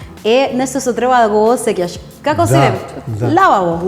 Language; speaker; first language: Macedonian; non-native, learner; Spanish